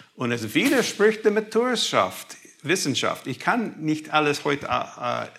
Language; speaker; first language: German; non-native, fluent; English